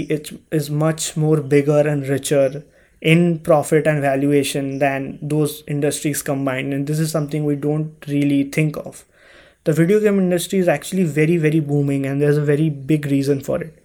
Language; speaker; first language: English; non-native, local second language; Hindi